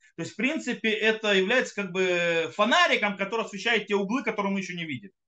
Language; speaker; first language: Russian; early bilingual, heritage; Russian